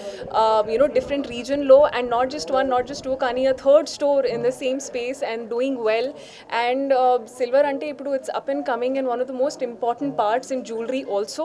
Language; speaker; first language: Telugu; non-native, local second language; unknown